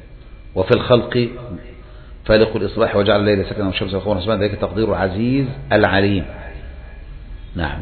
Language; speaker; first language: Arabic; native; Arabic